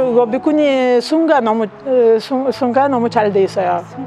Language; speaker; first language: Korean; non-native, learner; Lithuanian